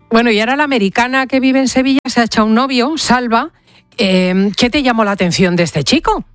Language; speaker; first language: Spanish; native; Spanish